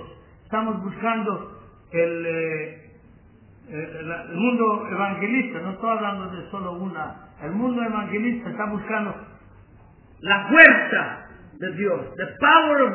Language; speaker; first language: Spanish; non-native, learner; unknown